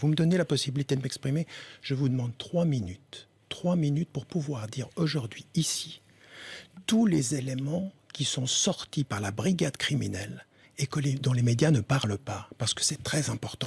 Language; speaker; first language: French; early bilingual, other home language; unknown